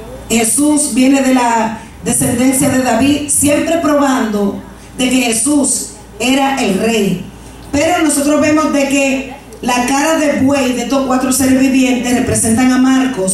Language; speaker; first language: Spanish; native; Spanish